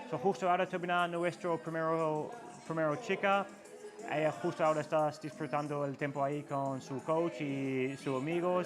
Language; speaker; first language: Spanish; non-native, learner; English